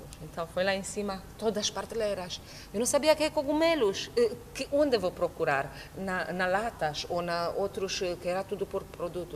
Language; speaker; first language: Portuguese; non-native, learner; Romanian